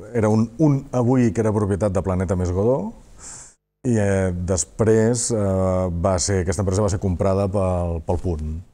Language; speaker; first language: Catalan; native; Catalan